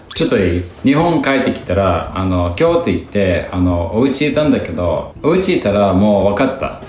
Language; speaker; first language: Japanese; non-native, fluent; Lithuanian